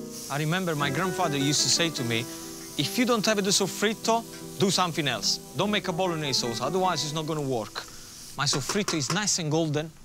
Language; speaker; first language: English; non-native, fluent; Italian